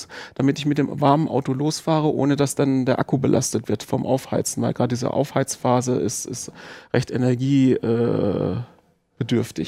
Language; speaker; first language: German; native; German